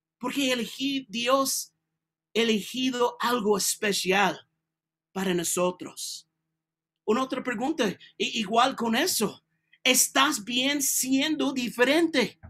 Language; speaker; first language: Spanish; non-native, learner; English